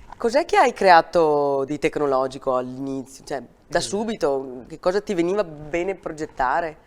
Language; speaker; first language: Italian; native; Italian